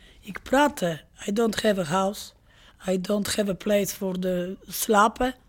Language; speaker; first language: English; non-native, learner; Polish